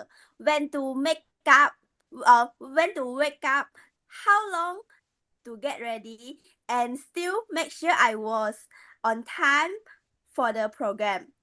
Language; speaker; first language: English; non-native, learner; Malay